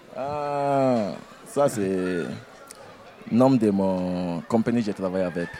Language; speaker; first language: French; non-native, fluent; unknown